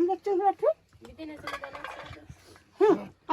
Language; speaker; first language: Turkish; native; Turkish